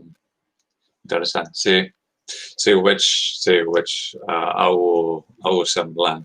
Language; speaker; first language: Catalan; non-native, learner; English